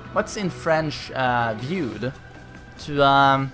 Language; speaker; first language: French; non-native, learner; Swedish